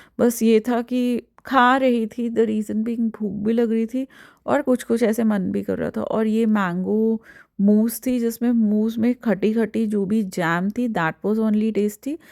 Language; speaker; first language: Hindi; native; Hindi